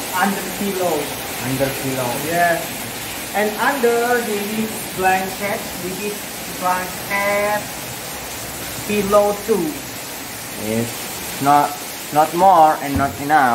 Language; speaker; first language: English; non-native, learner; Indonesian